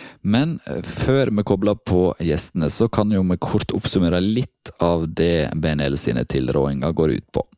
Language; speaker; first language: Norwegian; native; Norwegian